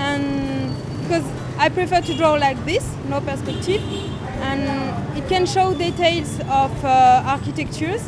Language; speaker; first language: English; non-native, learner; French